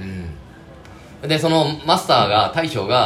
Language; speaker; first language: Japanese; native; Japanese